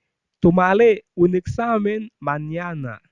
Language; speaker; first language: Spanish; non-native, fluent; Haitian Creole